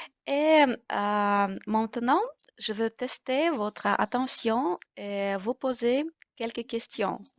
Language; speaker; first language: French; non-native, learner; Russian